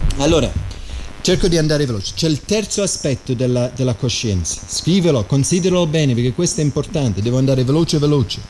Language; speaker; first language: Italian; non-native, fluent; English